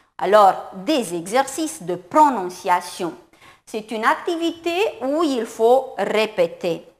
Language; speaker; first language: French; non-native, fluent; Romanian